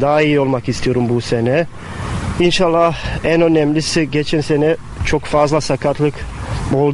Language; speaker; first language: Turkish; non-native, fluent; Bosnian